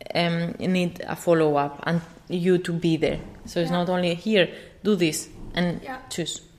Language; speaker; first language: English; non-native, fluent; Spanish